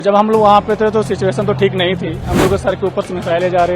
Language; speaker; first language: Hindi; native; Hindi